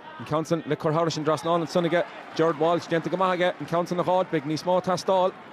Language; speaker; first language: Irish; native; Irish